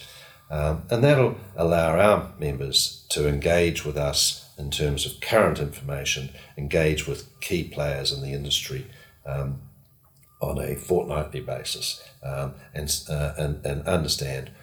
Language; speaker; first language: English; native; English